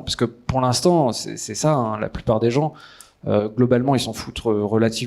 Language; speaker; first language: French; native; French